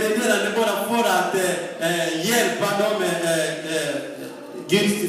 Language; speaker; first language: Swedish; non-native, fluent; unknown